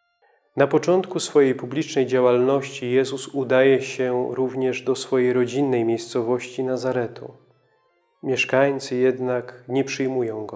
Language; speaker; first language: Polish; native; Polish